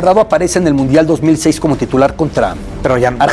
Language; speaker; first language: Spanish; native; Spanish